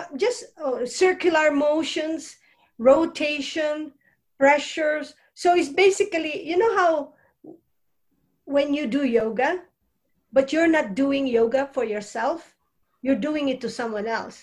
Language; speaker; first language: English; non-native, local second language; Bikol